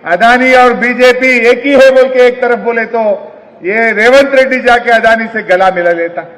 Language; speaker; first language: Hindi; non-native, local second language; Telugu